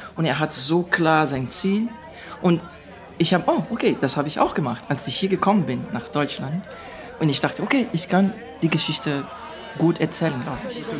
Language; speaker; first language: German; non-native, fluent; Portuguese